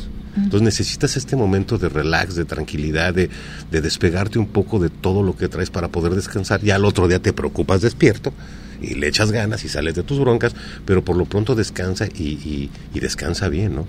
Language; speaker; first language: Spanish; native; Spanish